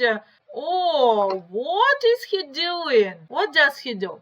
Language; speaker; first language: English; non-native, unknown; Ukrainian